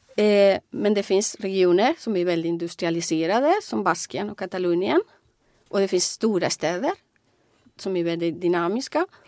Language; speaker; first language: Swedish; non-native, fluent; Spanish